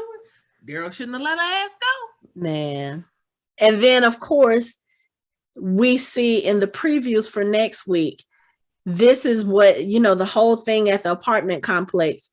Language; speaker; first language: English; native; English